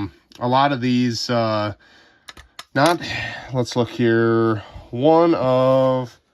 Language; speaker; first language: English; native; English